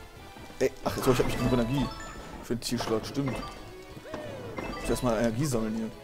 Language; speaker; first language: German; native; German